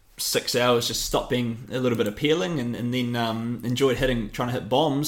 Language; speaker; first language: English; native; English